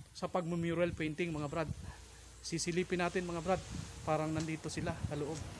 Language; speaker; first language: Filipino; non-native, local second language; Bikol